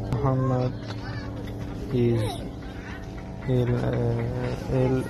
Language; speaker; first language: English; non-native, learner; Arabic